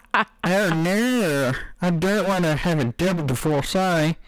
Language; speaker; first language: English; native; English